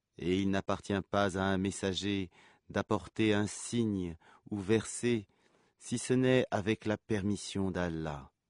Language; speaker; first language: French; native; French